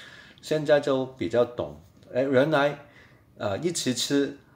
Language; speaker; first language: Chinese; non-native, fluent; Cantonese